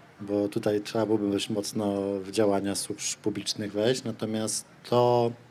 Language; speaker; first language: Polish; native; Polish